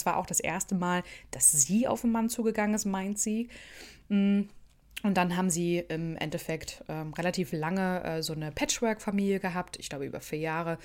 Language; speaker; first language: German; native; German